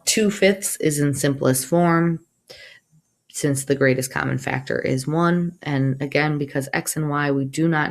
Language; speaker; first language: English; native; English